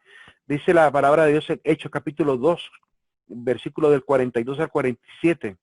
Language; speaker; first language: Spanish; native; Spanish